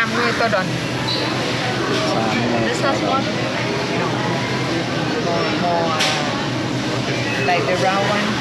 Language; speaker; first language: English; non-native, learner; Lao